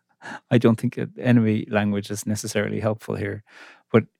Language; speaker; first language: English; native; English